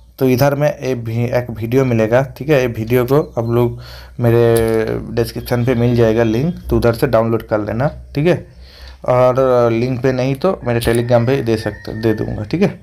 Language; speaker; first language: Hindi; non-native, local second language; Bangla